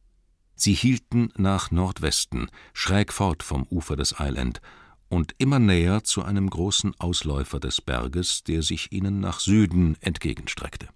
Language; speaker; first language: German; native; German